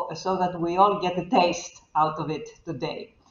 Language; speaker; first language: English; non-native, fluent; Greek